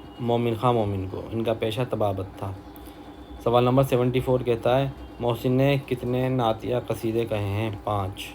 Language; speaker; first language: Urdu; native; Urdu